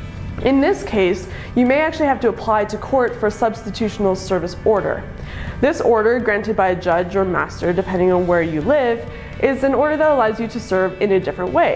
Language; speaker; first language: English; native; English